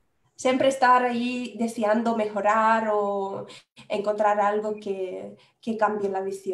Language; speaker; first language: Spanish; non-native, fluent; Romanian